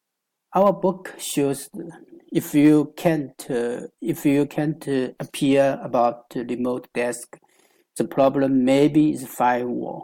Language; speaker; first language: English; non-native, learner; Chinese